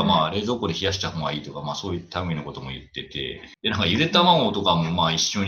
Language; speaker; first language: Japanese; native; Japanese